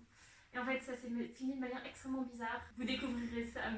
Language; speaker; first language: French; native; French